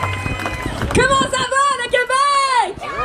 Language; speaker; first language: French; native; French